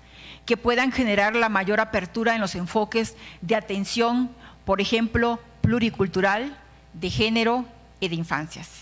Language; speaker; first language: Spanish; native; Spanish